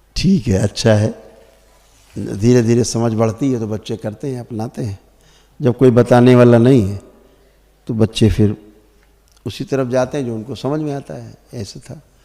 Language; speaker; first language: Hindi; native; Hindi